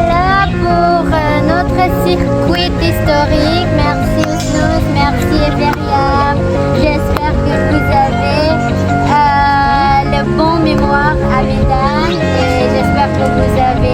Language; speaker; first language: French; non-native, learner; Indonesian